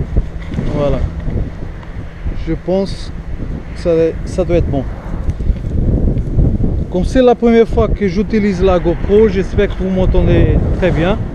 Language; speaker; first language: French; non-native, fluent; Portuguese